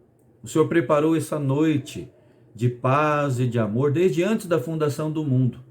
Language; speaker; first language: Portuguese; native; Portuguese